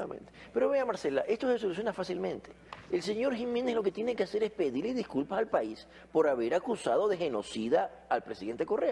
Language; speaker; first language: Spanish; native; Spanish